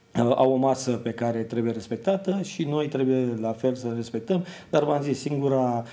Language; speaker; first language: Romanian; native; Romanian